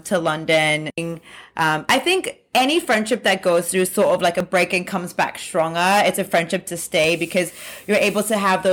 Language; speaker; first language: English; native; English